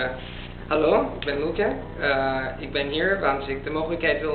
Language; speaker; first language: Dutch; non-native, learner; Italian